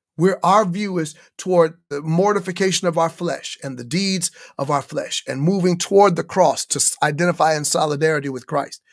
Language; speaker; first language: English; native; English